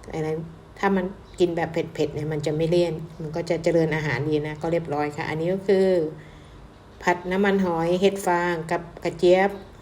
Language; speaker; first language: Thai; native; Thai